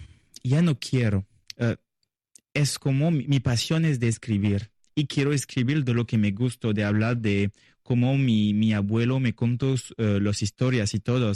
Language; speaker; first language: Spanish; non-native, learner; French